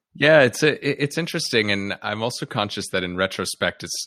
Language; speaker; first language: English; native; English